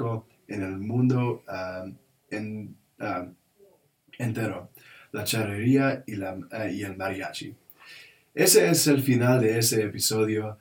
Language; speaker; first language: Spanish; non-native, learner; English